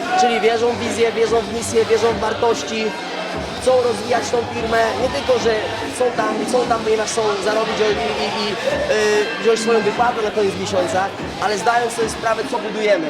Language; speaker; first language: Polish; native; Polish